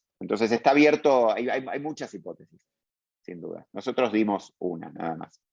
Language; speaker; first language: Spanish; native; Spanish